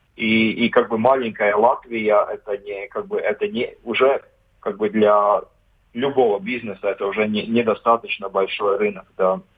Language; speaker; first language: Russian; non-native, local second language; Latvian